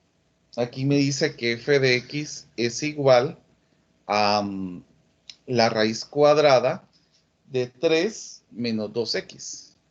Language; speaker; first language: Spanish; native; Spanish